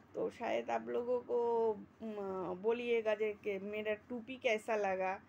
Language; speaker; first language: Hindi; non-native, local second language; Bangla